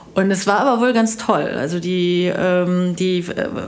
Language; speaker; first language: German; native; German